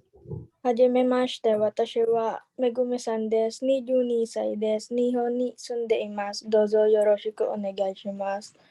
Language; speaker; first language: Japanese; non-native, learner; Filipino